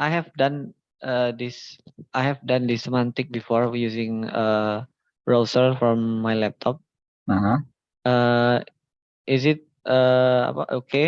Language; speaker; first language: English; non-native, learner; Indonesian